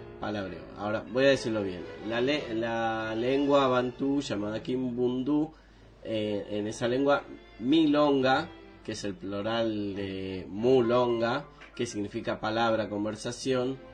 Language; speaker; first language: Spanish; native; Spanish